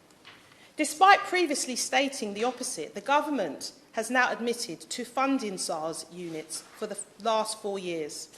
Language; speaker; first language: English; native; English